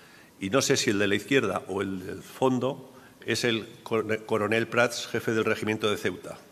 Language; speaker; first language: Spanish; native; Spanish